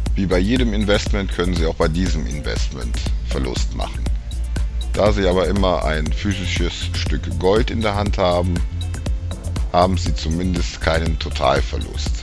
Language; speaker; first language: German; native; German